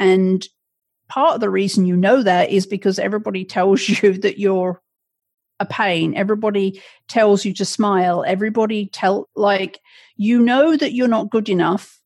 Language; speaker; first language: English; native; English